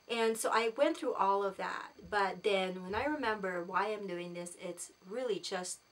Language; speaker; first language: English; non-native, local second language; Filipino